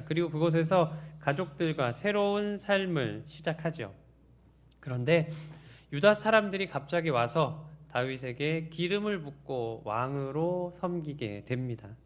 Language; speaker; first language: Korean; native; Korean